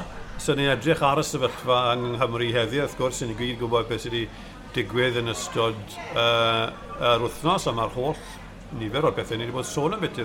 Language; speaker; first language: Welsh; native; Welsh